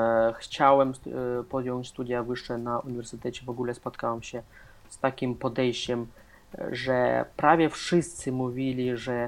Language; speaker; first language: Polish; non-native, fluent; Russian